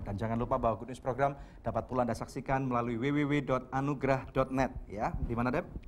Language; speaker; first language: Indonesian; native; Indonesian